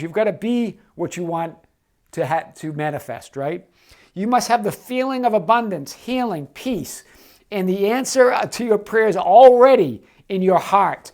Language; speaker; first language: English; native; English